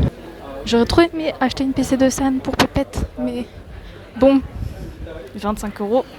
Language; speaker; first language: French; native; French